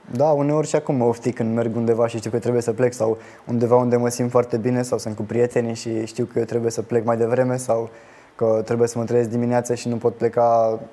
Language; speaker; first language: Romanian; native; Romanian